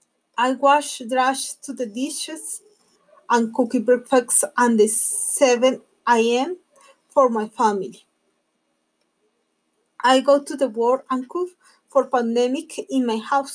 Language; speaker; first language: English; non-native, learner; Spanish